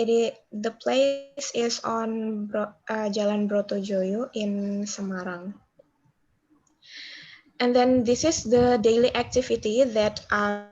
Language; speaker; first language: English; non-native, learner; Indonesian